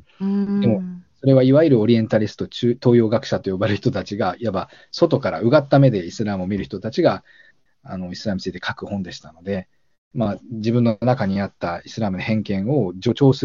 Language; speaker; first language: Japanese; native; Japanese